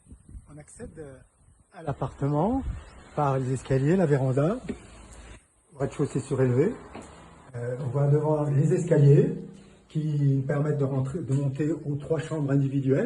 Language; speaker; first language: French; native; French